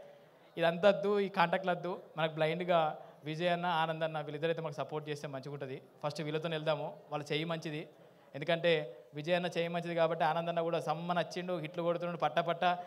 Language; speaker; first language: Telugu; native; Telugu